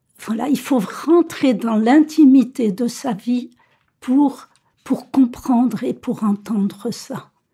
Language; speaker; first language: French; native; French